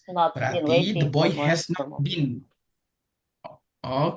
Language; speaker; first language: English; non-native, fluent; Indonesian